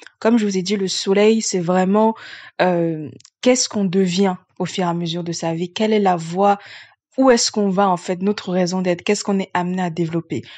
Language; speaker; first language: French; early bilingual, other home language; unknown